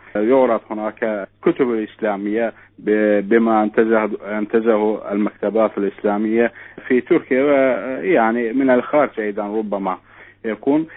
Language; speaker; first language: Arabic; non-native, fluent; Turkish